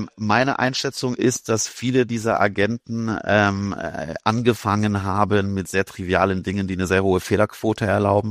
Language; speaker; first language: German; native; German